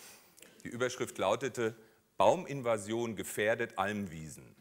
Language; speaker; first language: German; native; German